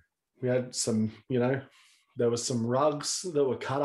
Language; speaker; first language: English; native; English